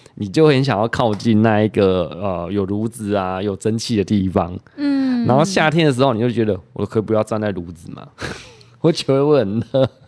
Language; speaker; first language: Chinese; native; Chinese